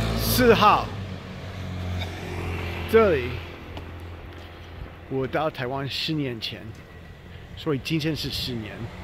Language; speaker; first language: Chinese; non-native, learner; English